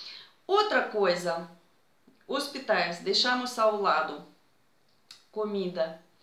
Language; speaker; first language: Portuguese; non-native, fluent; Russian